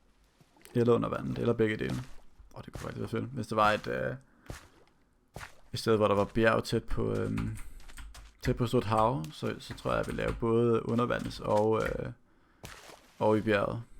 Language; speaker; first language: Danish; native; Danish